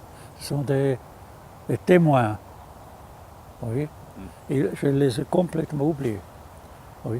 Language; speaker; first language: French; non-native, fluent; German